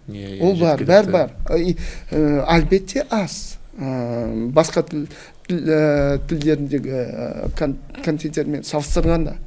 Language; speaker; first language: Kazakh; non-native, local second language; Russian